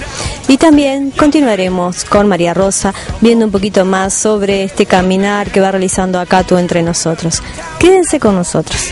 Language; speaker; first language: Spanish; native; Spanish